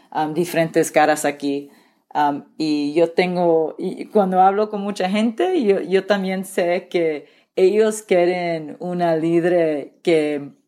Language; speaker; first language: Spanish; early bilingual, heritage; Spanish